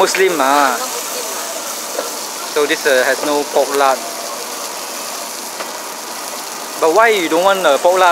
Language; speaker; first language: English; non-native, local second language; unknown